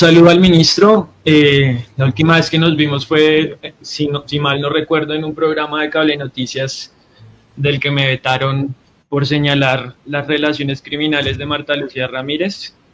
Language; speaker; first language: Spanish; native; Spanish